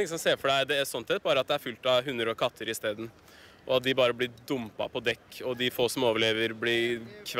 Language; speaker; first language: Norwegian; native; Norwegian